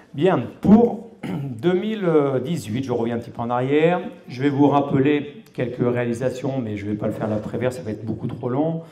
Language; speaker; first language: French; native; French